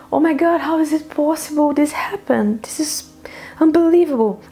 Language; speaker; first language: English; non-native, fluent; Portuguese